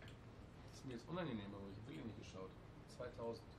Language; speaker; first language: German; native; German